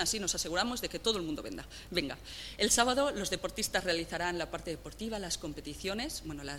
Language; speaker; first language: Spanish; native; Spanish